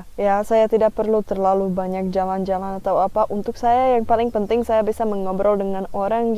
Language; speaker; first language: Indonesian; non-native, fluent; Czech